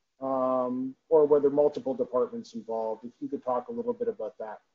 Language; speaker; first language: English; native; English